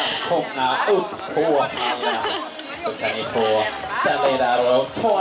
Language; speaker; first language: Swedish; native; Swedish